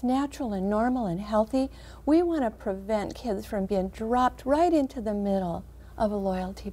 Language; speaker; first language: English; native; English